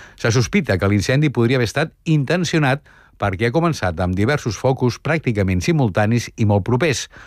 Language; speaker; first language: Catalan; native; Catalan